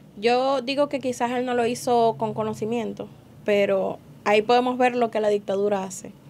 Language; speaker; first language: Spanish; native; Spanish